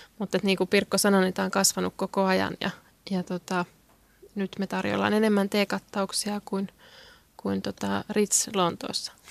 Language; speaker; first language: Finnish; non-native, local second language; Swedish